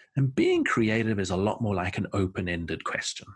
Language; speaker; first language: English; native; English